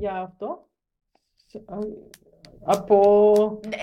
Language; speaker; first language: Greek; non-native, learner; German